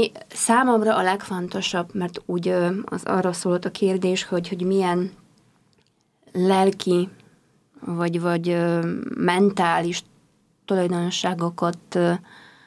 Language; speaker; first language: Hungarian; non-native, fluent; Polish